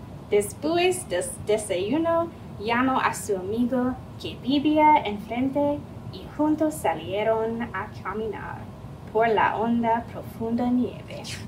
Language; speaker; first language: Spanish; non-native, fluent; English